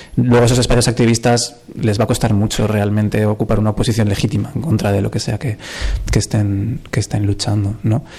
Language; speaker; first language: Spanish; native; Spanish